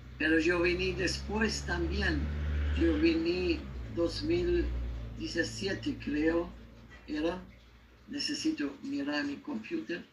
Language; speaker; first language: Spanish; non-native, learner; German